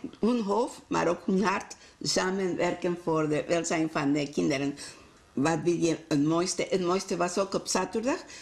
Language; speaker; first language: Dutch; non-native, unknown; Spanish